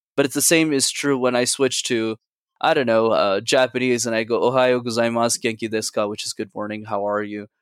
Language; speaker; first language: English; native; English